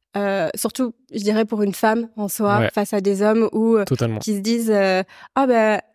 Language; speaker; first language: French; native; French